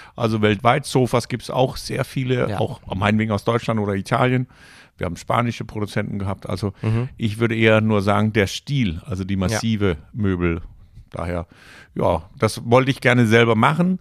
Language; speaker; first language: German; non-native, fluent; Danish